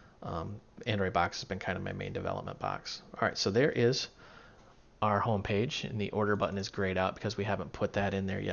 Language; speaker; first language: English; native; English